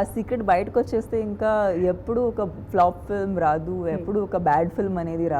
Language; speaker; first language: Telugu; non-native, fluent; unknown